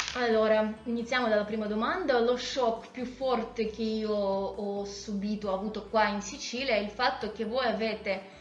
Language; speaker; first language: Italian; non-native, fluent; Russian